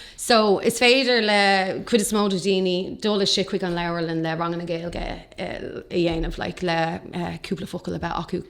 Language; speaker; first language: Irish; non-native, local second language; English